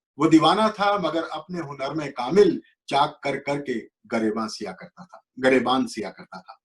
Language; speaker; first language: Urdu; native; Urdu